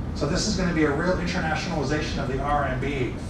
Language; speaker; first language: English; native; English